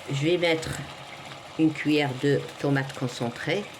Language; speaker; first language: French; non-native, local second language; Arabic